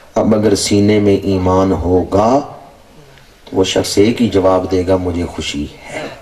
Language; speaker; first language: Urdu; non-native, local second language; Punjabi